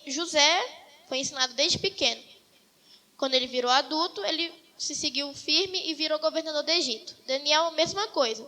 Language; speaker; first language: Portuguese; native; Portuguese